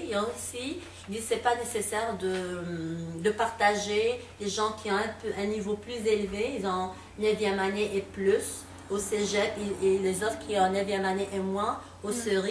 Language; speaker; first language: French; non-native, local second language; Arabic